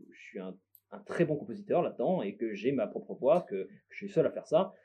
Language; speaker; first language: French; native; French